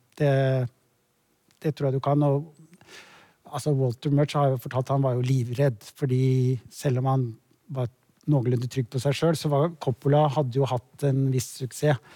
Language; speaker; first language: Norwegian; native; Norwegian